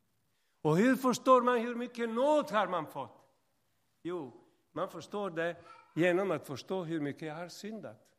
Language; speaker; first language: Swedish; non-native, fluent; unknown